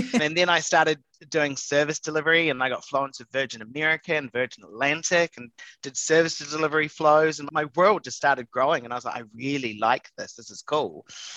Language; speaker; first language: English; native; English